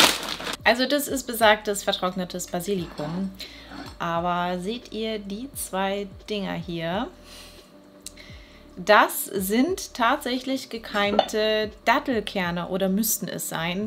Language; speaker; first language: German; native; German